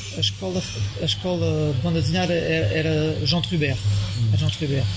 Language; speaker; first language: Portuguese; early bilingual, heritage; French